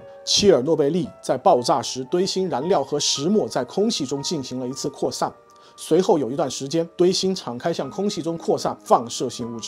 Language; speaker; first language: Chinese; native; Chinese